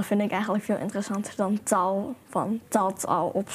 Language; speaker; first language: Dutch; early bilingual, other home language; Chinese